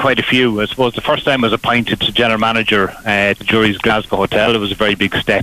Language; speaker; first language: English; native; English